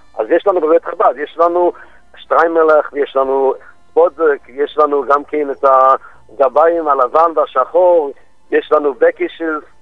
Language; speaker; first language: Hebrew; non-native, fluent; English